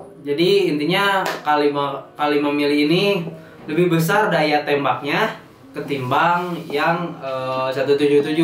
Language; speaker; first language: Indonesian; native; Indonesian